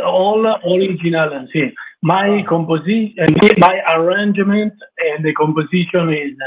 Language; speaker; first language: English; non-native, learner; Italian